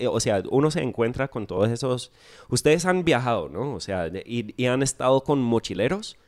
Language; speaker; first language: Spanish; non-native, fluent; English